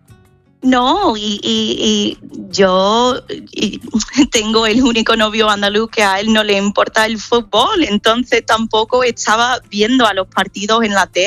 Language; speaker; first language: Spanish; non-native, fluent; English